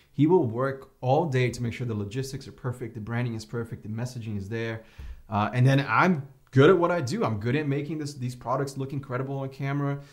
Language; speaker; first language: English; non-native, fluent; Portuguese